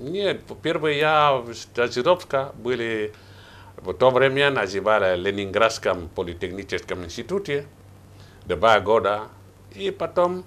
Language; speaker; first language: Russian; non-native, learner; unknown